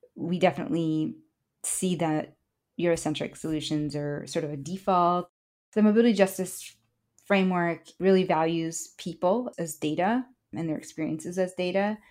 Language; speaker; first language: English; early bilingual, other home language; Spanish